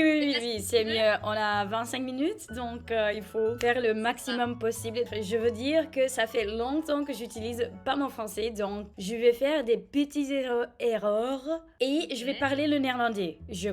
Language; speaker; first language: French; non-native, fluent; Portuguese